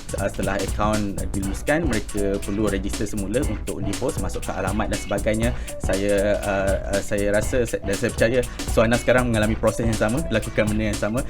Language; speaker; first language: Malay; native; Malay